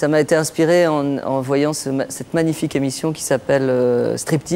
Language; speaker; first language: French; native; French